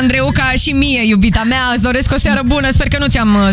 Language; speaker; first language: Romanian; native; Romanian